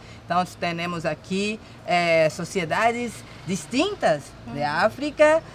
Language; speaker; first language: Spanish; non-native, fluent; Portuguese